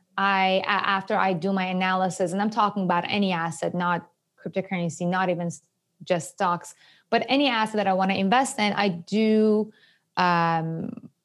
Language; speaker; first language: English; non-native, fluent; Persian